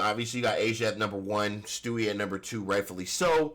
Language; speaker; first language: English; native; English